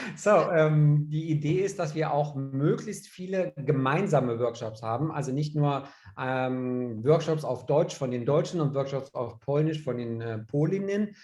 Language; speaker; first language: German; native; German